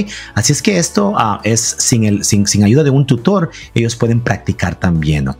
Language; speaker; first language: Spanish; early bilingual, heritage; Spanish